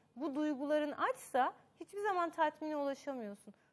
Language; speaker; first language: Turkish; native; Turkish